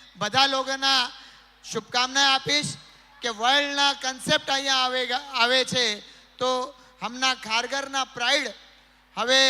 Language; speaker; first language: Gujarati; non-native, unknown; Marathi